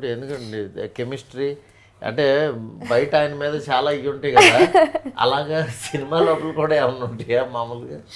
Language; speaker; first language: Telugu; native; Telugu